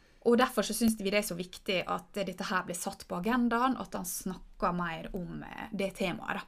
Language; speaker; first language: Norwegian; native; Norwegian